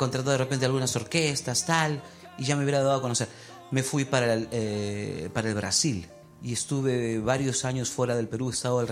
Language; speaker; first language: Spanish; native; Spanish